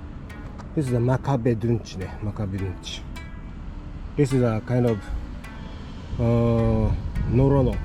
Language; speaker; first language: English; non-native, learner; Japanese